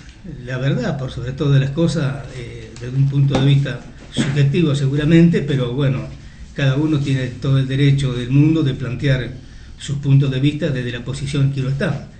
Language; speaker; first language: Spanish; native; Spanish